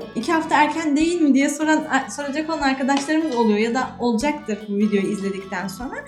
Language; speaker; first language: Turkish; native; Turkish